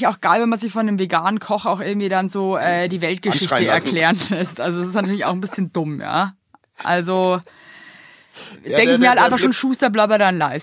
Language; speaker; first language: German; native; German